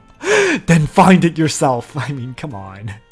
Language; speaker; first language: English; native; English